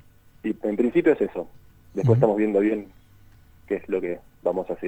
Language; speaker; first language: Spanish; native; Spanish